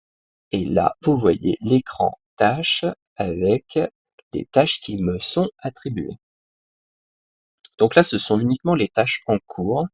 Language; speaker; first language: French; native; French